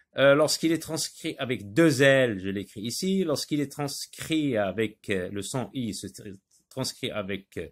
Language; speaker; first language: French; non-native, local second language; Arabic